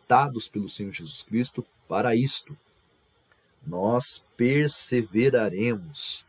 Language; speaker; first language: Portuguese; native; Portuguese